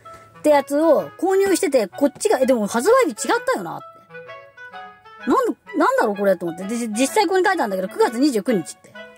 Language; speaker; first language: Japanese; native; Japanese